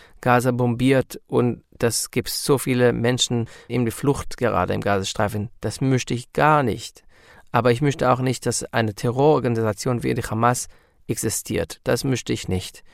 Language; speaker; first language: German; non-native, learner; Hebrew